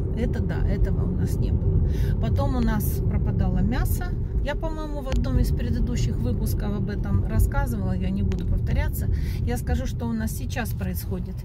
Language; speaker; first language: Russian; native; Russian